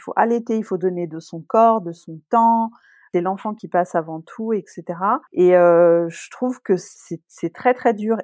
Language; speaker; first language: French; native; French